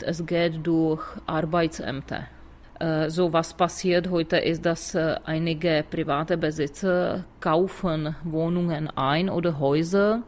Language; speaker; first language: German; non-native, fluent; Czech